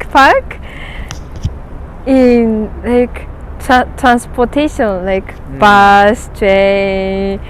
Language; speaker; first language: English; non-native, learner; Japanese